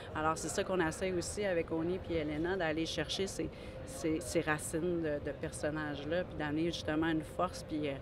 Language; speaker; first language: French; native; French